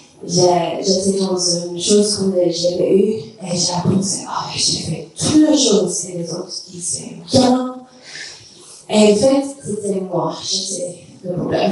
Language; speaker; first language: French; non-native, learner; English